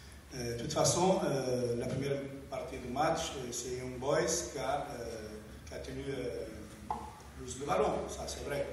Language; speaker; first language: French; non-native, learner; Portuguese